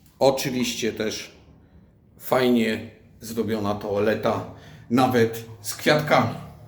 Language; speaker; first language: Polish; native; Polish